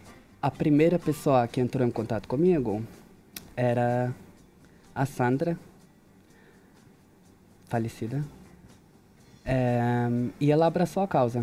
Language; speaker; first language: Portuguese; non-native, fluent; Hebrew